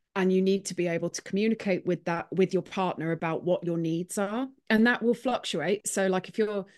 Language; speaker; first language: English; native; English